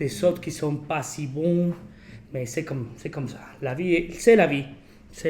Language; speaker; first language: French; non-native, fluent; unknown